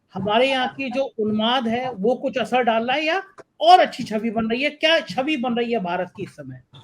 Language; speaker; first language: Hindi; native; Hindi